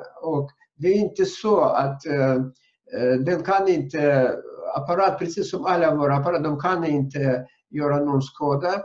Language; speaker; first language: Swedish; non-native, fluent; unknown